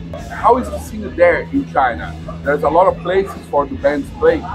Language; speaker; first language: English; non-native, learner; Portuguese